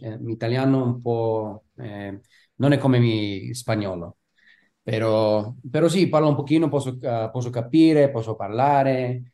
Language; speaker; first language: Italian; non-native, learner; Bulgarian